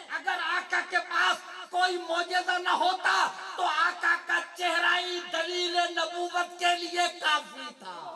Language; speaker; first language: Urdu; non-native, local second language; Saraiki